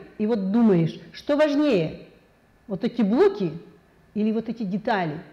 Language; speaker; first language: Russian; non-native, local second language; Kazakh